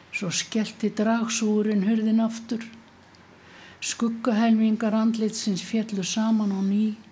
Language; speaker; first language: Icelandic; native; Icelandic